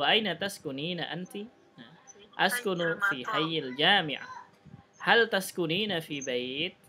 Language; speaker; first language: Arabic; non-native, fluent; Indonesian